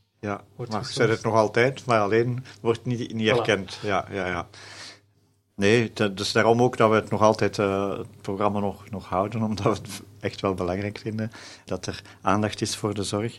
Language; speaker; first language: Dutch; native; Dutch